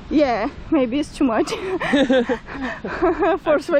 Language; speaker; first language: English; non-native, learner; Portuguese